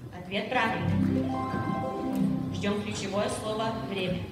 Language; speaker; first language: Russian; early bilingual, heritage; Russian